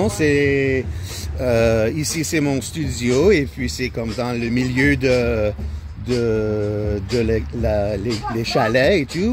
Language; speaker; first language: French; non-native, local second language; English